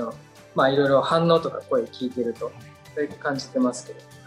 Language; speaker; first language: Japanese; native; Japanese